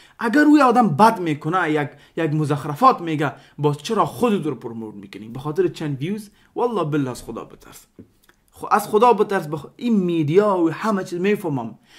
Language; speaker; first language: Persian; non-native, local second language; Pashto